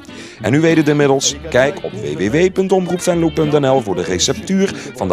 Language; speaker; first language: Dutch; native; Dutch